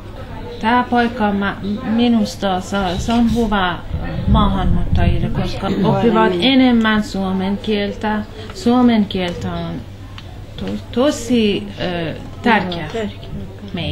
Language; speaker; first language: Finnish; non-native, learner; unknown